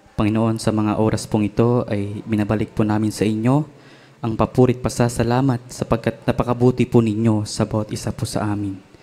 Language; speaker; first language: Filipino; native; Filipino